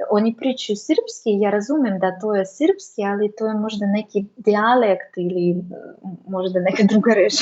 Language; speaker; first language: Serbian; non-native, learner; Russian